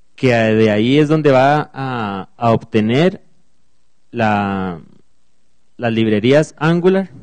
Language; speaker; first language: Spanish; native; Spanish